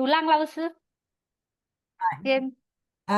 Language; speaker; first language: Chinese; non-native, learner; Indonesian